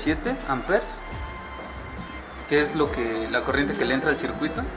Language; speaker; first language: Spanish; native; Spanish